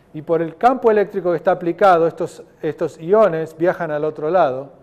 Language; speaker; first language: Spanish; native; Spanish